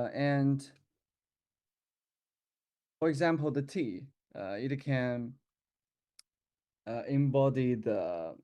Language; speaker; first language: English; non-native, learner; Chinese